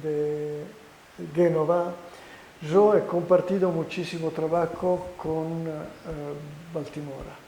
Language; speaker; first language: Spanish; non-native, fluent; Italian